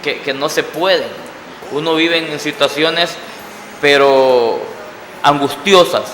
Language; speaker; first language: Spanish; native; Spanish